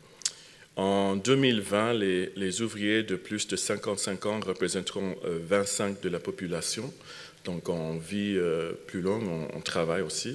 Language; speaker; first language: French; non-native, fluent; English